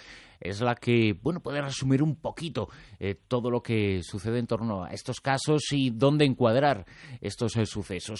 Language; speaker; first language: Spanish; native; Spanish